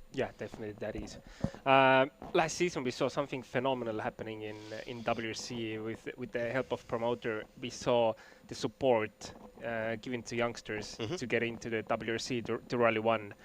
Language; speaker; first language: English; non-native, fluent; Estonian